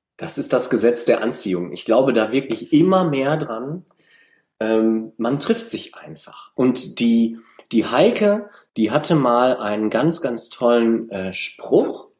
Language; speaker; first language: German; native; German